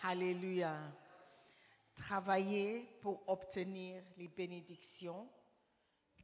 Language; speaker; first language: French; non-native, fluent; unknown